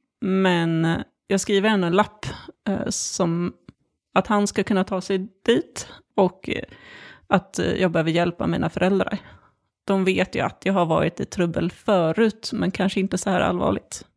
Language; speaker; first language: Swedish; native; Swedish